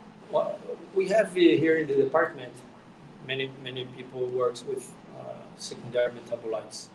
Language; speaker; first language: English; non-native, fluent; Portuguese